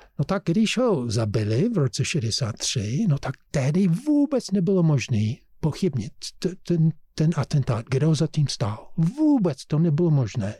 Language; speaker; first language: Czech; non-native, fluent; English